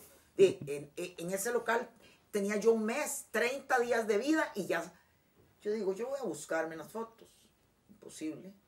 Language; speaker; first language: Spanish; native; Spanish